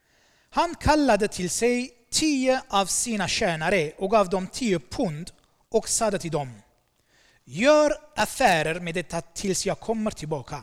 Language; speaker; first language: Swedish; non-native, fluent; Armenian